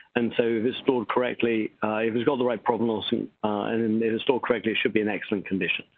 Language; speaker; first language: English; native; English